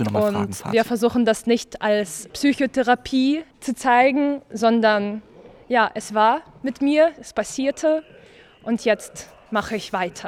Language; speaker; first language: German; non-native, learner; Ukrainian